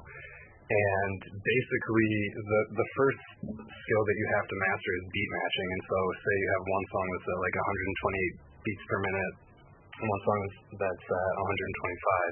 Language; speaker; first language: English; native; English